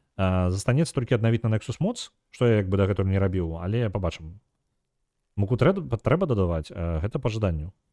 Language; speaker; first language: Belarusian; non-native, local second language; Russian